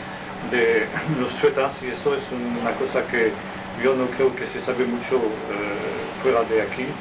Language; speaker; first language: Spanish; non-native, learner; French